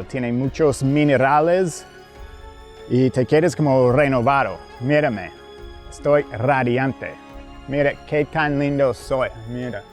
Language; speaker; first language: Spanish; non-native, fluent; English